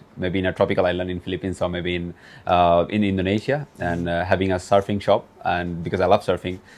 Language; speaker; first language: English; non-native, local second language; Bangla